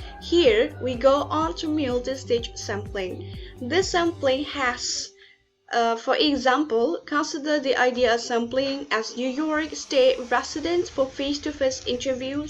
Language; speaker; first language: English; non-native, learner; Indonesian